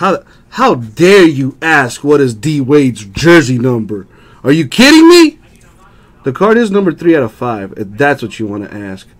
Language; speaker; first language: English; native; English